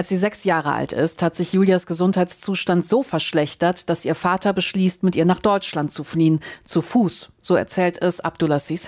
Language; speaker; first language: German; native; German